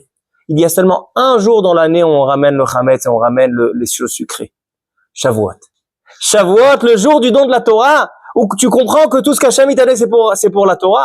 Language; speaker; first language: French; native; French